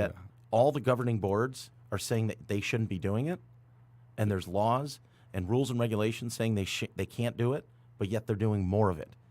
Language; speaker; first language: English; native; English